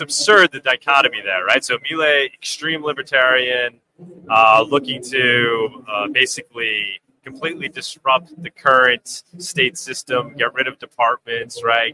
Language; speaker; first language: English; native; English